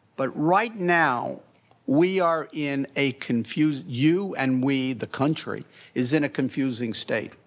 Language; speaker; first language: English; native; English